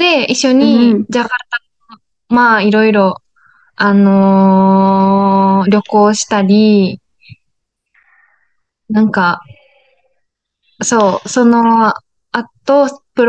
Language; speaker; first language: Japanese; native; Japanese